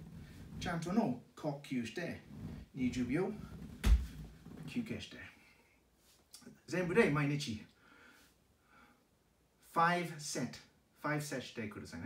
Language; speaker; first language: Japanese; non-native, learner; English